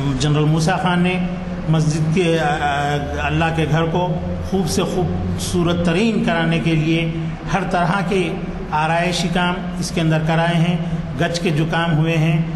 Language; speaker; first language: Urdu; native; Urdu